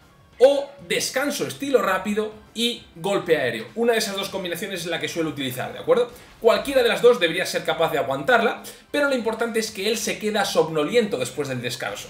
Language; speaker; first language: Spanish; native; Spanish